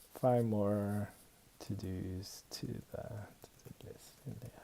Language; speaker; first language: English; non-native, fluent; Swedish